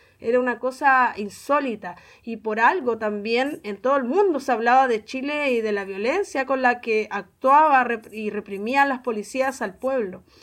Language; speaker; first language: Spanish; native; Spanish